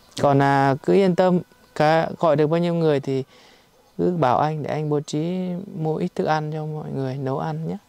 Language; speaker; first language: Vietnamese; native; Vietnamese